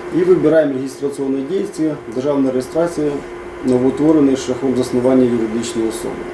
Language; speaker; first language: Ukrainian; non-native, local second language; Russian